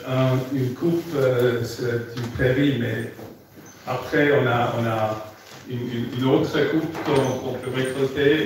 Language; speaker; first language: French; non-native, fluent; German